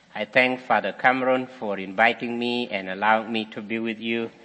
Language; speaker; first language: English; non-native, fluent; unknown